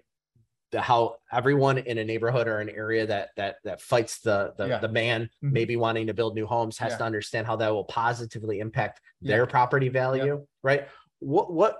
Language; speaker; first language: English; native; English